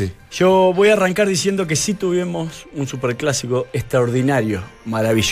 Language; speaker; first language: Spanish; native; Spanish